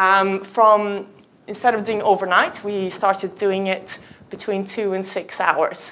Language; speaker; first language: English; native; English